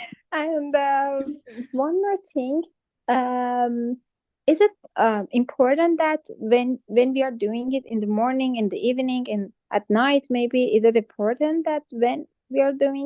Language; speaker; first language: English; non-native, fluent; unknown